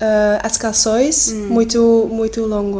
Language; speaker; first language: Portuguese; non-native, learner; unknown